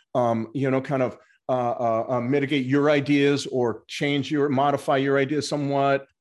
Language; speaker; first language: English; native; English